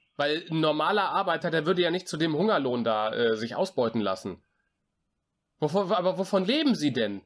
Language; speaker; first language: German; native; German